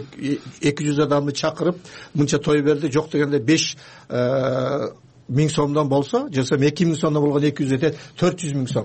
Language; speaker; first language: Kyrgyz; native; Kyrgyz